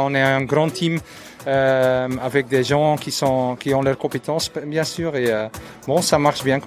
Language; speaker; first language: French; non-native, local second language; Dutch